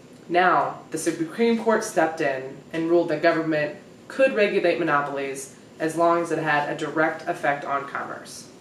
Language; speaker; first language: English; native; English